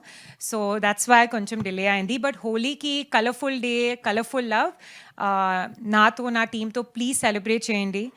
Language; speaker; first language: Telugu; non-native, learner; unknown